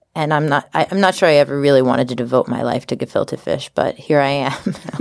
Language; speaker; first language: English; native; English